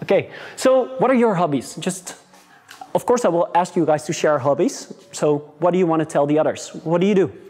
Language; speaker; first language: English; non-native, fluent; Dutch